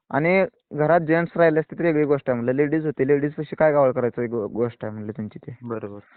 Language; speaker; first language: Marathi; native; Marathi